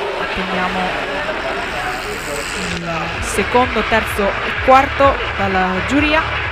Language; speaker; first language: Italian; native; Italian